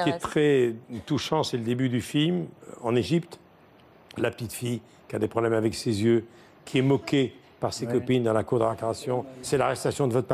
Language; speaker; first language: French; native; French